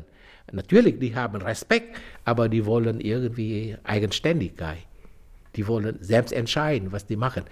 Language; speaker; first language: German; non-native, fluent; Vietnamese